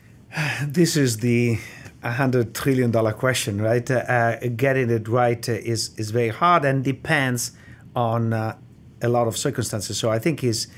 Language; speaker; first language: English; non-native, fluent; Italian